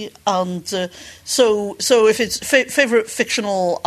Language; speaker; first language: English; native; English